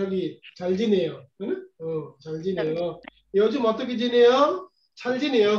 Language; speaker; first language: Korean; non-native, learner; Bangla